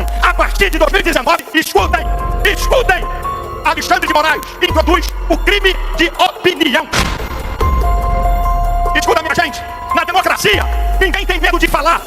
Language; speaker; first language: Portuguese; native; Portuguese